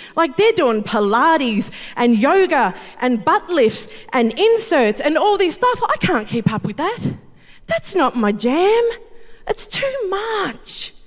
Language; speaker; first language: English; native; English